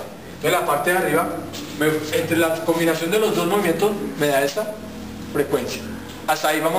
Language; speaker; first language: Spanish; native; Spanish